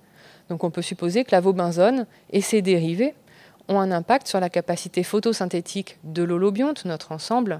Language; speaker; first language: French; native; French